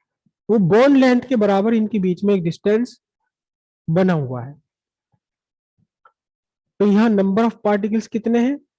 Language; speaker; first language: Hindi; native; Hindi